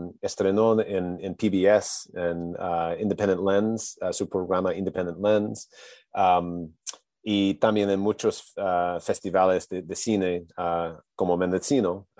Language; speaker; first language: Spanish; non-native, learner; English